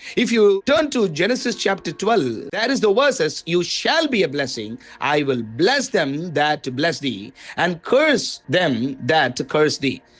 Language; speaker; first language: English; non-native, local second language; Tamil